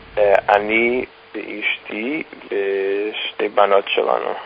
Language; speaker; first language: Hebrew; non-native, fluent; English